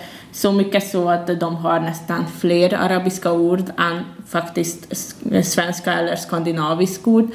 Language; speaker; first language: Swedish; non-native, fluent; Hungarian